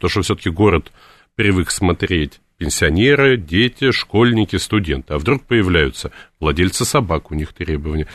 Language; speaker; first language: Russian; native; Russian